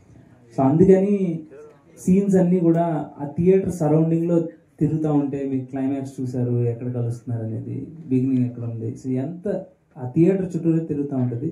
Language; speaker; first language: Telugu; native; Telugu